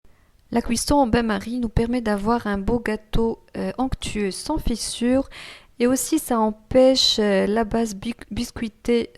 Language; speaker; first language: French; non-native, local second language; Arabic